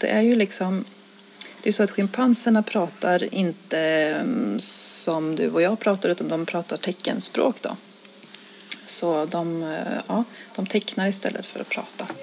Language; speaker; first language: Swedish; native; Swedish